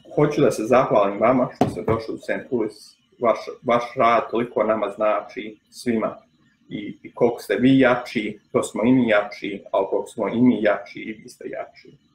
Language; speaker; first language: Croatian; early bilingual, other home language; Bosnian